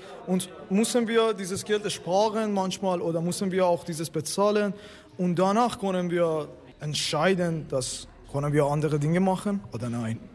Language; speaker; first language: German; non-native, learner; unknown